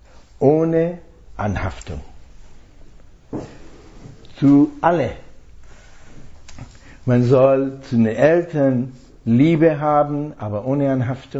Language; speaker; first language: German; non-native, fluent; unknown